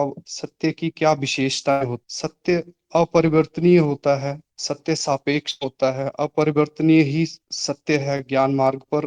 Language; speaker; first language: Hindi; native; Hindi